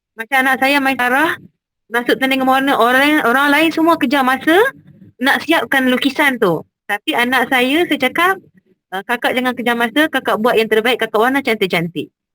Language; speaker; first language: Malay; native; Malay